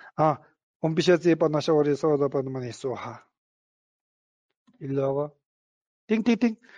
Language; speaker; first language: Spanish; non-native, learner; Tibetan